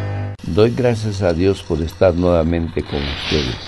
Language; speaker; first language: Spanish; native; Spanish